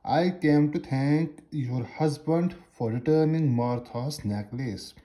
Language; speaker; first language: English; non-native, local second language; Urdu